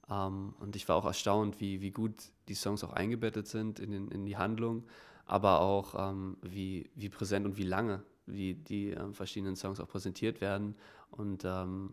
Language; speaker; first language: German; native; German